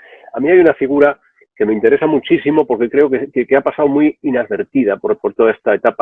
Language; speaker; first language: Spanish; native; Spanish